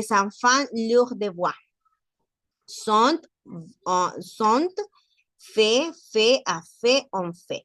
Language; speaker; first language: French; non-native, learner; Spanish